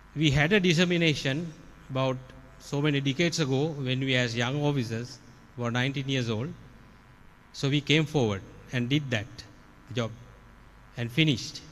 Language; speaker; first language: English; non-native, local second language; Sinhala